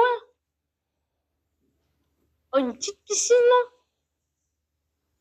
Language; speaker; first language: French; native; French